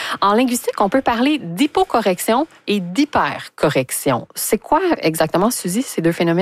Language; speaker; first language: French; native; French